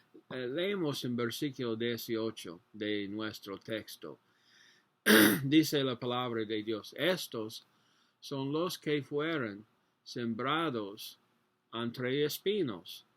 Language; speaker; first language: Spanish; non-native, learner; English